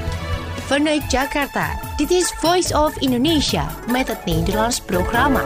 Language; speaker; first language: Dutch; non-native, fluent; Indonesian